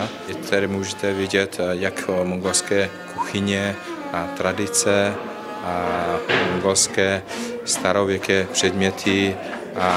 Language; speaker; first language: Czech; non-native, learner; Mongolian